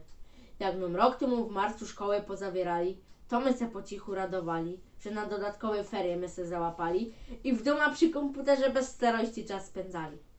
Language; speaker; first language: Polish; native; Polish